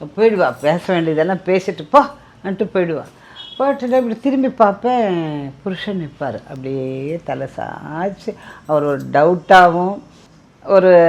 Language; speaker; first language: Tamil; non-native, local second language; Telugu